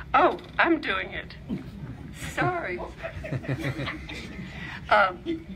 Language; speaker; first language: English; native; English